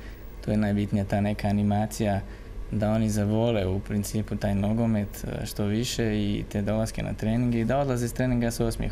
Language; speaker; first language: Croatian; native; Croatian